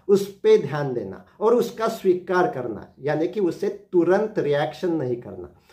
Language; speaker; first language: Hindi; non-native, local second language; Marathi